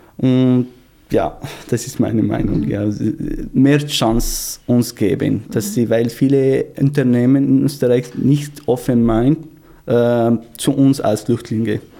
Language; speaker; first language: German; non-native, learner; Arabic